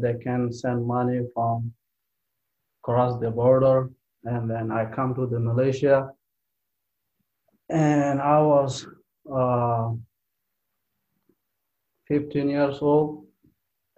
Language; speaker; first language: English; non-native, learner; Rohingya